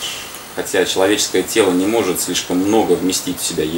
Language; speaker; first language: Russian; native; Russian